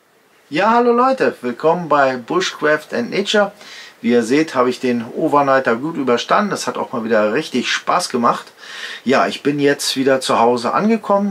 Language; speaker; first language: German; native; German